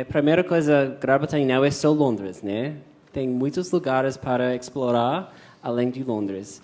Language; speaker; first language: Portuguese; non-native, fluent; English